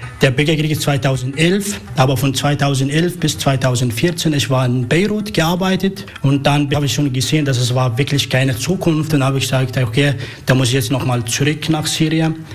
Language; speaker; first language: German; non-native, learner; Arabic